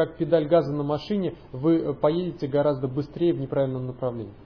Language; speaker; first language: Russian; native; Russian